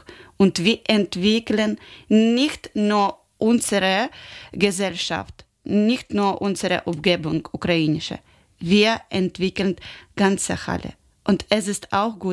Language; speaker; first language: German; non-native, learner; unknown